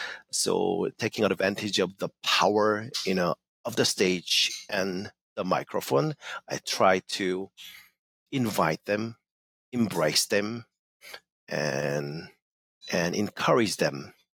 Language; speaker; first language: English; non-native, fluent; Korean